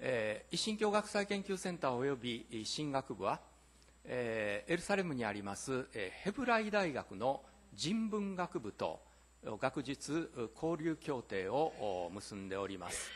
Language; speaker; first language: Japanese; native; Japanese